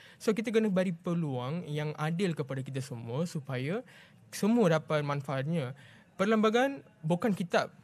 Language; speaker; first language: Malay; non-native, local second language; Tamil